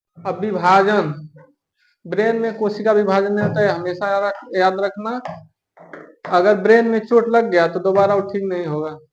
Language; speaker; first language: Hindi; native; Hindi